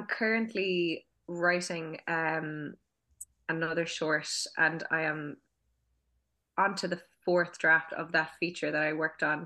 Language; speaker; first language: English; native; English